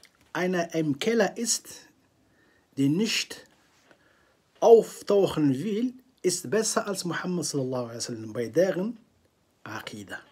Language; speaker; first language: German; non-native, fluent; Arabic